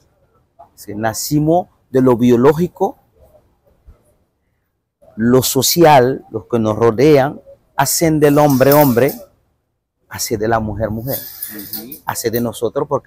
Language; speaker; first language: Spanish; non-native, fluent; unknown